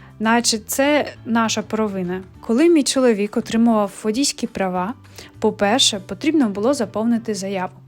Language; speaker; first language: Ukrainian; native; Ukrainian